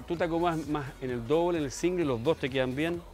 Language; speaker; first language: Spanish; native; Spanish